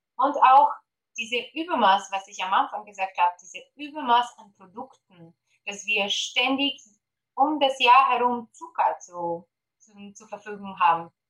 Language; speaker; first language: German; non-native, fluent; Polish